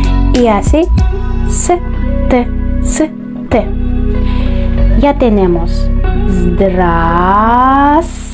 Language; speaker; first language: Spanish; non-native, fluent; Russian